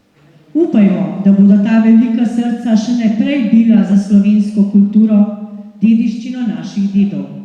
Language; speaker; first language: Slovenian; native; Slovenian